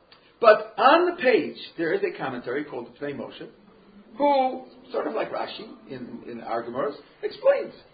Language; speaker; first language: English; native; English